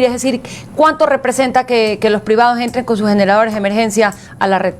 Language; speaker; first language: Spanish; native; Spanish